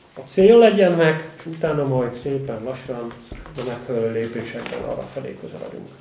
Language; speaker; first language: Hungarian; non-native, fluent; Dutch